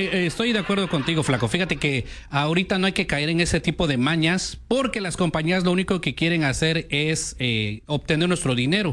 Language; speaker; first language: Spanish; native; Spanish